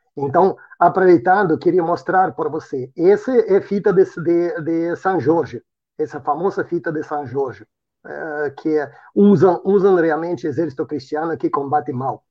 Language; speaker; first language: Portuguese; non-native, fluent; Russian